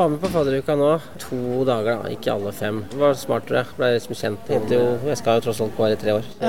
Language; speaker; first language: Norwegian; native; Norwegian